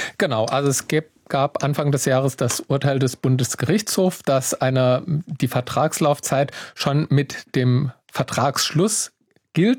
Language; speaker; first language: German; native; German